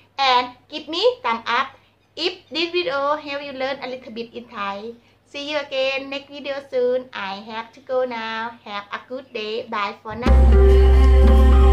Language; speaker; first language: English; non-native, learner; Thai